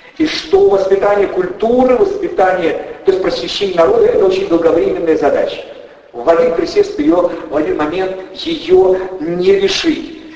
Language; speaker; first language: Russian; native; Russian